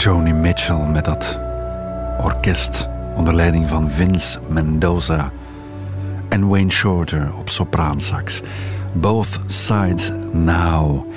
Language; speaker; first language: Dutch; native; Dutch